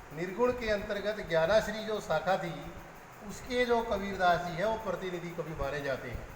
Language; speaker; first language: Hindi; native; Hindi